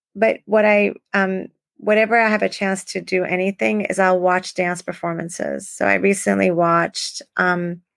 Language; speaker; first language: English; native; English